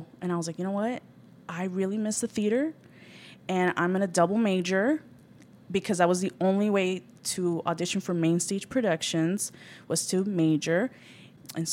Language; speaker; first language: English; early bilingual, other home language; Spanish